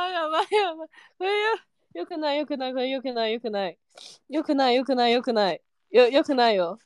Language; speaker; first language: Japanese; non-native, fluent; English